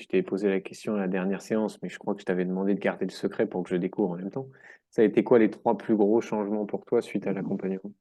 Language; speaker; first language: French; native; French